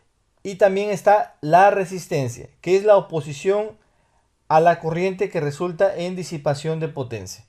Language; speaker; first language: Spanish; native; Spanish